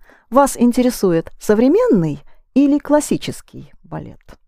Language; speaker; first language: Russian; native; Russian